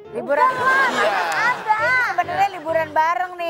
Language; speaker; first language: Indonesian; native; Indonesian